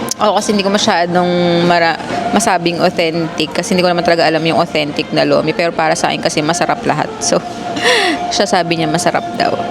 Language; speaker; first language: Filipino; non-native, local second language; Waray